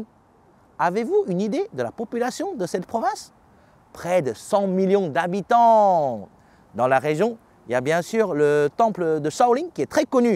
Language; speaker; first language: French; native; French